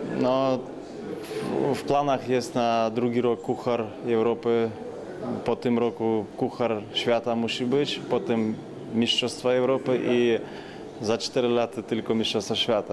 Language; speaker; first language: Polish; non-native, learner; Ukrainian